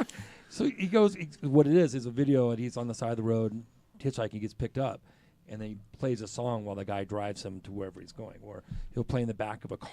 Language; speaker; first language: English; native; English